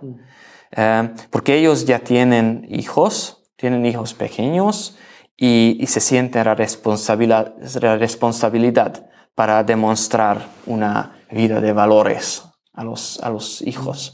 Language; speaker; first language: Spanish; non-native, learner; Hungarian